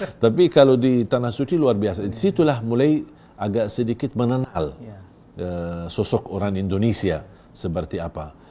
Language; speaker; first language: Indonesian; non-native, fluent; Arabic